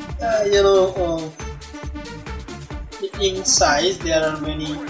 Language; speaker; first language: English; non-native, learner; Bangla